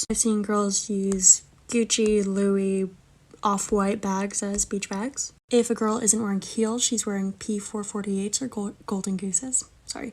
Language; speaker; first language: English; native; English